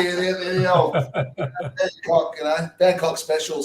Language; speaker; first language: English; native; English